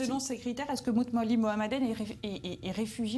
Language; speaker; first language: French; native; French